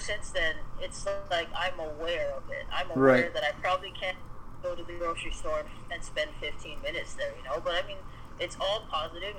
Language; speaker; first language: English; native; English